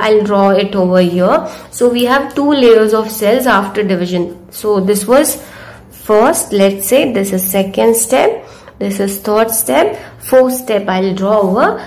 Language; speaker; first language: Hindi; native; Hindi